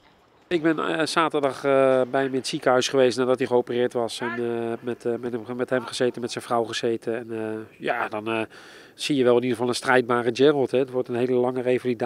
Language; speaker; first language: Dutch; native; Dutch